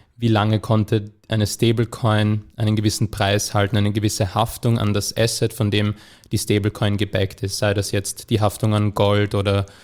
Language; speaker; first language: German; native; German